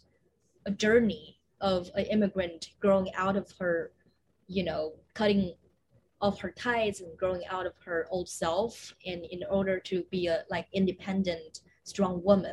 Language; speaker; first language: English; non-native, fluent; Chinese